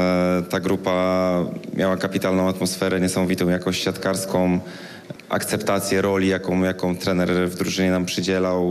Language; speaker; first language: Polish; native; Polish